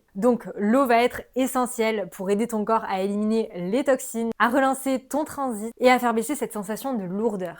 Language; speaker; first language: French; native; French